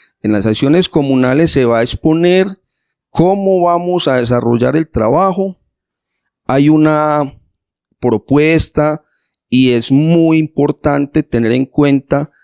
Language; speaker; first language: Spanish; native; Spanish